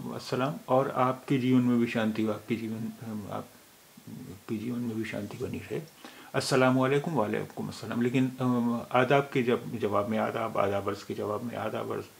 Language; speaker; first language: Hindi; native; Hindi